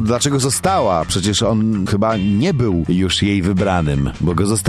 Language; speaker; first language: Polish; native; Polish